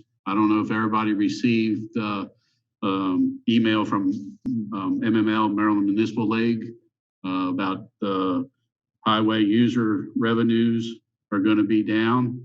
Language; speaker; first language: English; native; English